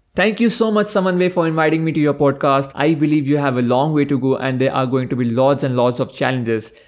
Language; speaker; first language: English; non-native, local second language; Hindi